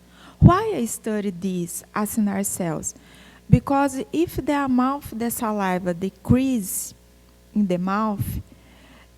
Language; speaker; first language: English; non-native, fluent; Portuguese